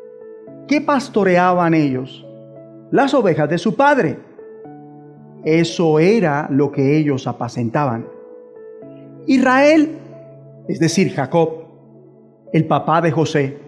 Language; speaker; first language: Spanish; native; Spanish